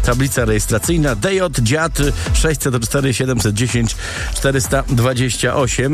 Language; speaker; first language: Polish; native; Polish